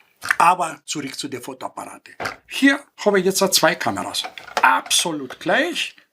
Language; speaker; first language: German; non-native, fluent; Greek